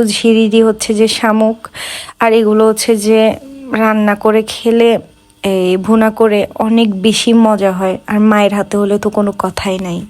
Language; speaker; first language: Bangla; non-native, local second language; Chakma